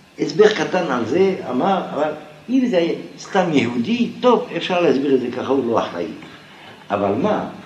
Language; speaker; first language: Hebrew; non-native, fluent; French